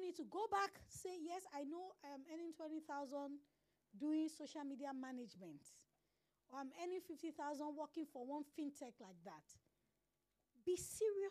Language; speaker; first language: English; non-native, local second language; Yoruba